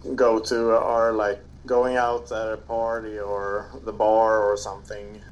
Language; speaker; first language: English; non-native, fluent; Swedish